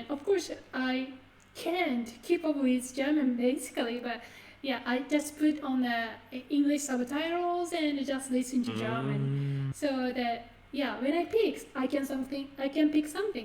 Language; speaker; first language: English; non-native, fluent; Japanese